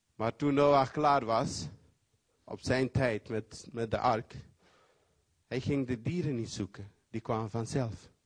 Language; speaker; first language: Dutch; non-native, fluent; Papiamento